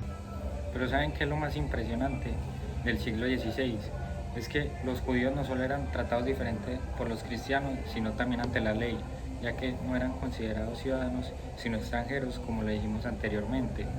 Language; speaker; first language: Spanish; native; Spanish